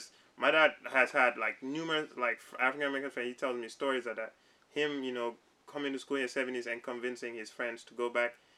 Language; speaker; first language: English; non-native, local second language; Wolof